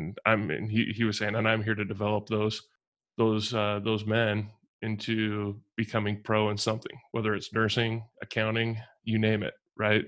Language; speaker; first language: English; native; English